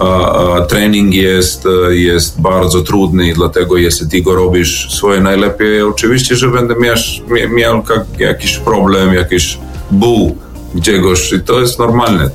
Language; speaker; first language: Polish; non-native, learner; Serbian